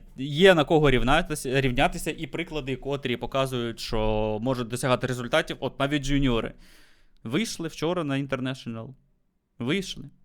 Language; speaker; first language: Ukrainian; native; Ukrainian